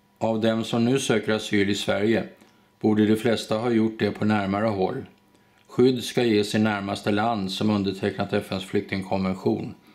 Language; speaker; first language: Swedish; native; Swedish